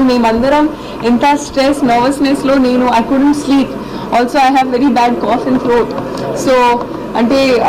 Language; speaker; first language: Telugu; non-native, fluent; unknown